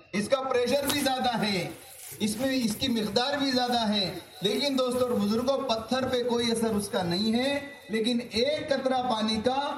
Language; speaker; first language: Urdu; native; Urdu